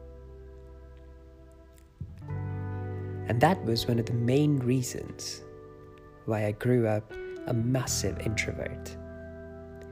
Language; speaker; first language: English; non-native, local second language; Hindi